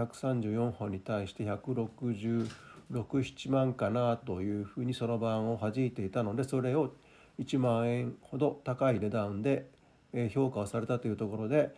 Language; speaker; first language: Japanese; native; Japanese